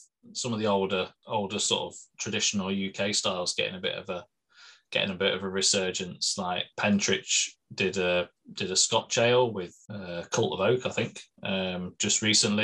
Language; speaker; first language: English; native; English